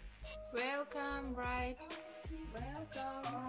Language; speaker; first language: English; non-native, learner; Russian